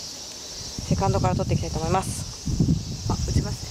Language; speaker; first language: Japanese; native; Japanese